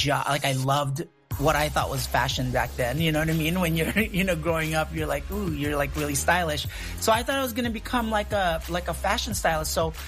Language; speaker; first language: English; early bilingual, other home language; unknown